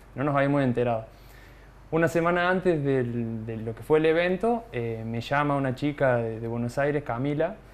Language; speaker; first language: Spanish; native; Spanish